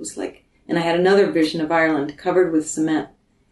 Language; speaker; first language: English; native; English